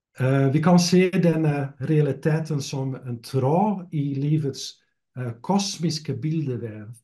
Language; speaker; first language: Norwegian; non-native, fluent; Dutch